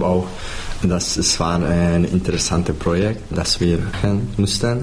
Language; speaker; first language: German; non-native, fluent; Hungarian